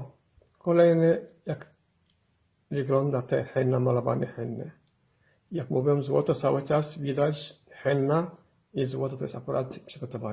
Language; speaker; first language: Polish; non-native, fluent; Somali